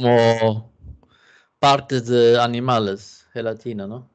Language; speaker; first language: Spanish; non-native, fluent; Swedish